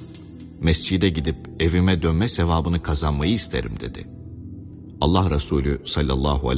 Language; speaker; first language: Turkish; native; Turkish